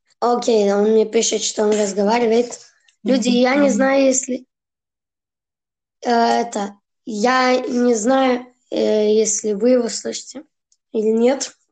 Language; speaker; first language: Russian; early bilingual, heritage; Russian